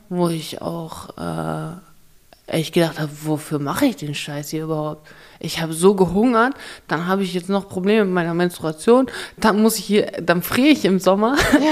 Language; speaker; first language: German; early bilingual, other home language; Russian